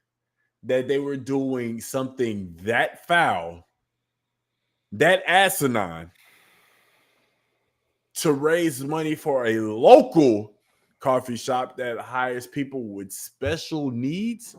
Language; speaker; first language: English; native; English